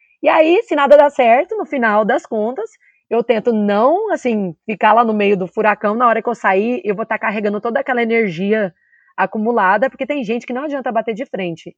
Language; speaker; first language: Portuguese; native; Portuguese